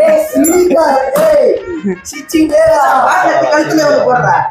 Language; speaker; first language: Tamil; native; Tamil